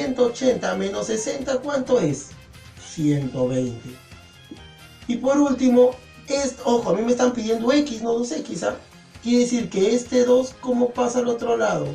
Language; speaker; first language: Spanish; native; Spanish